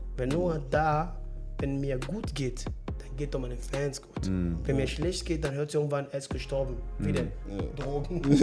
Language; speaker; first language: German; non-native, fluent; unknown